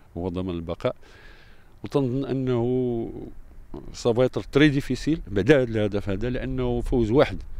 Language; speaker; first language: Arabic; native; Arabic